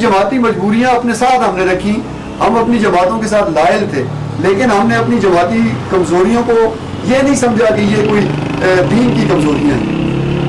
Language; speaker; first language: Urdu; non-native, local second language; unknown